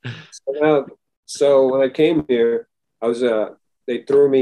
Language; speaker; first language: English; early bilingual, other home language; Filipino